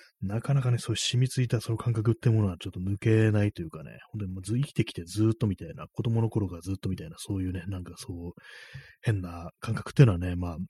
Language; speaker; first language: Japanese; native; Japanese